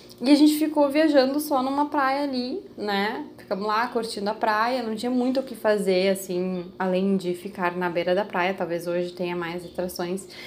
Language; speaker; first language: Portuguese; native; Portuguese